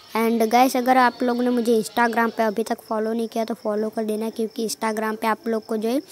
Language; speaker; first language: Hindi; non-native, local second language; Gujarati